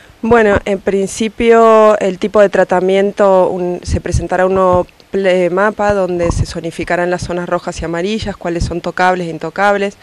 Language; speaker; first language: Spanish; native; Spanish